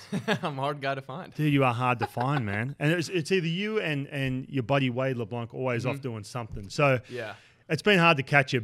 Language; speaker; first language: English; native; English